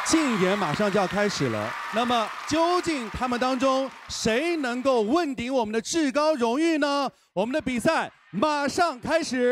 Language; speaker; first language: Chinese; native; Chinese